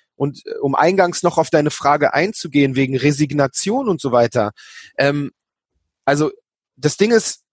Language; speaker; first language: German; native; German